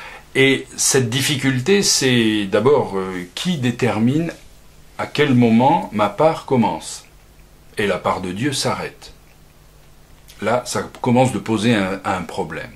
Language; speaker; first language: French; native; French